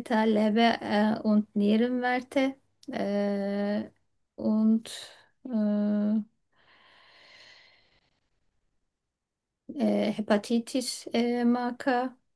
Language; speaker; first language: German; non-native, learner; Turkish